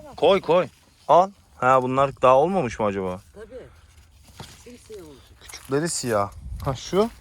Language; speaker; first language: Turkish; early bilingual, heritage; Turkish